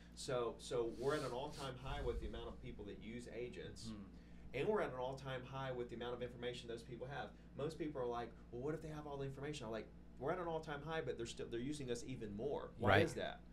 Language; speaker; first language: English; native; English